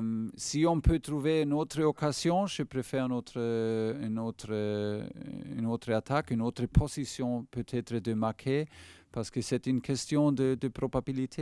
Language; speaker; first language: French; non-native, fluent; German